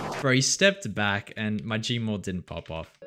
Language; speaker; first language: English; native; English